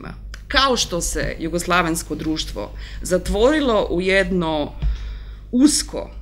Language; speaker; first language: Croatian; native; Croatian